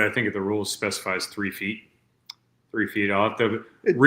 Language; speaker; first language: English; native; English